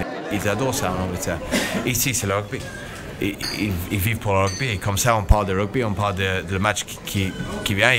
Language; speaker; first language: French; non-native, fluent; English